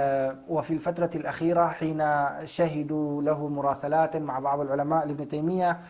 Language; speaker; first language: Arabic; native; Arabic